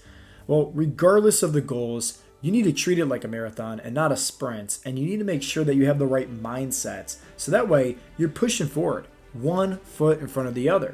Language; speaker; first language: English; native; English